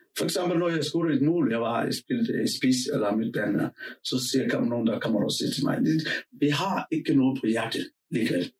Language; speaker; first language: Danish; non-native, fluent; Somali